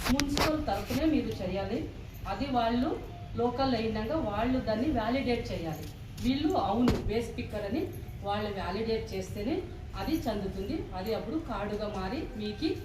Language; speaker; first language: Telugu; non-native, local second language; Kannada